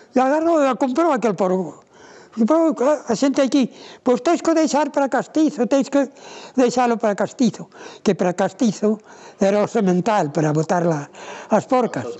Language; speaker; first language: Galician; native; Galician